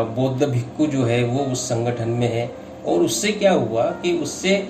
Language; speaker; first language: Hindi; non-native, local second language; Marathi